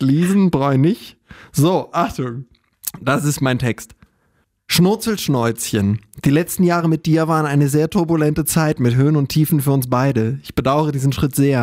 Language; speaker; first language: German; native; German